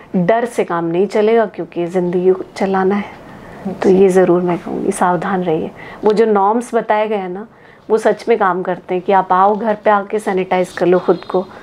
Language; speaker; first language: Hindi; native; Hindi